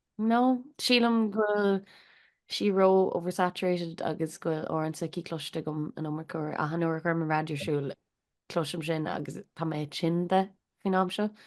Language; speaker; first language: Irish; native; Irish